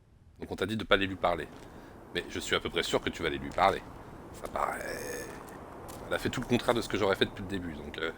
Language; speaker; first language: French; native; French